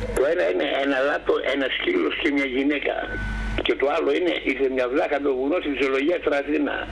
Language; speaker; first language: Greek; native; Greek